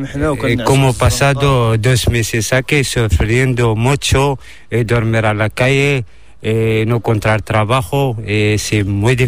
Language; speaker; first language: Spanish; non-native, learner; Arabic